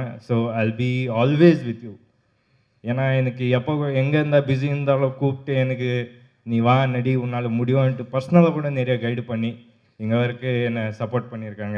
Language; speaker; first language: Tamil; non-native, local second language; Kannada